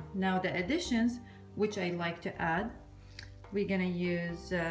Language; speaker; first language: English; non-native, fluent; Arabic